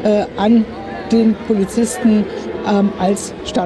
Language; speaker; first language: German; native; German